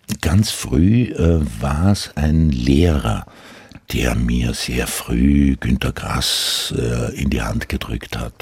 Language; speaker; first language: German; non-native, local second language; Croatian